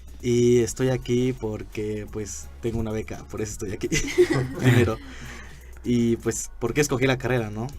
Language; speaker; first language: Spanish; non-native, local second language; Nahuatl languages